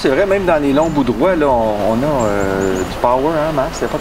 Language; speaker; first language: French; native; French